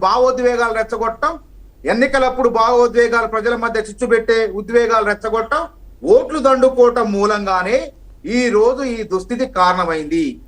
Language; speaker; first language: Telugu; native; Telugu